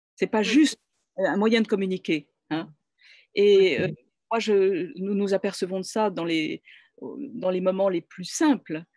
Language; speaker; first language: French; native; French